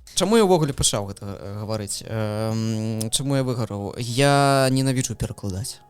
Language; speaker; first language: Belarusian; non-native, local second language; Russian